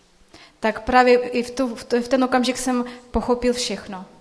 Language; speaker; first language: Czech; non-native, fluent; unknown